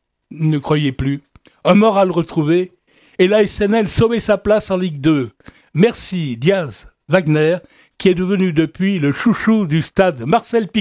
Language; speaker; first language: French; native; French